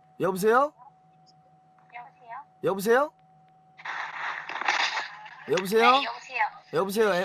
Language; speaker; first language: Korean; native; Korean